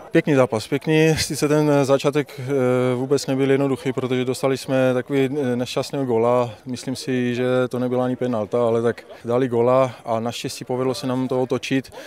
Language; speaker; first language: Czech; non-native, fluent; Armenian